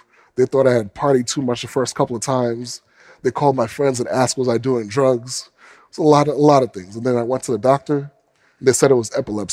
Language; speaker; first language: English; native; English